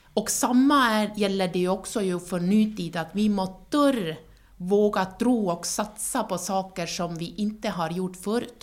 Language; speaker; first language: Norwegian; non-native, fluent; Estonian